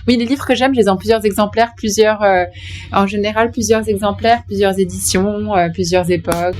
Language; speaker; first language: French; native; French